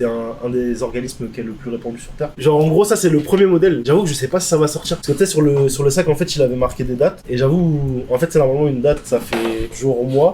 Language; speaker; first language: French; native; French